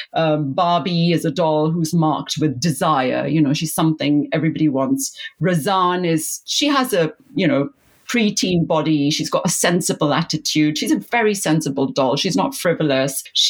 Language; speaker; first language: English; non-native, local second language; Urdu